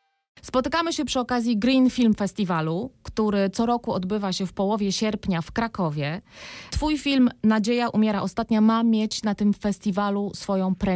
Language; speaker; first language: Polish; native; Polish